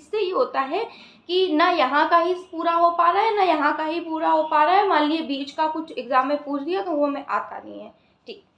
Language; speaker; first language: Hindi; native; Hindi